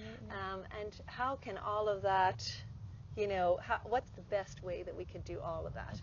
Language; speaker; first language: English; native; English